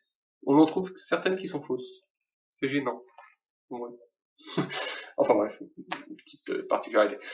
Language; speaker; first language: French; native; French